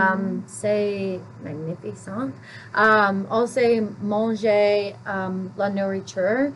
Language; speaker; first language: French; non-native, learner; English